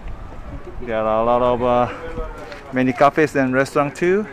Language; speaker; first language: English; non-native, fluent; Korean